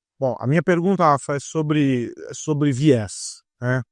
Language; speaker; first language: Portuguese; native; Portuguese